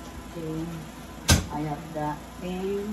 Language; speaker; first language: English; non-native, learner; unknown